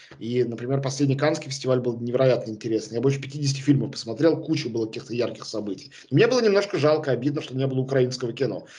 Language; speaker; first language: Russian; native; Russian